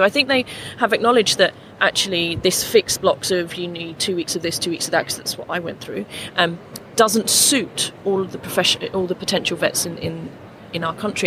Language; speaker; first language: English; native; English